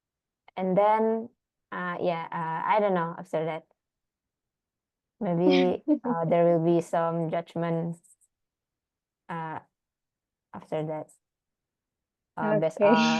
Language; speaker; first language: English; non-native, learner; Indonesian